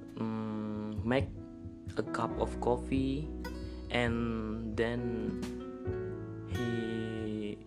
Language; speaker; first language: English; non-native, learner; Indonesian